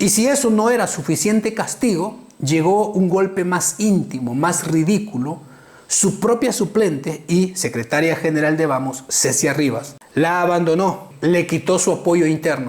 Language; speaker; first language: Spanish; native; Spanish